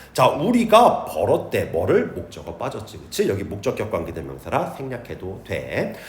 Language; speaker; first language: Korean; native; Korean